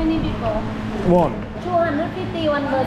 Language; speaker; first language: English; non-native, learner; Vietnamese